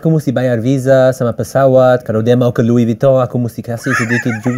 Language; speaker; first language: Indonesian; early bilingual, heritage; English